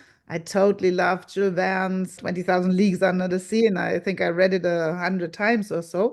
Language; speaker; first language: English; non-native, fluent; German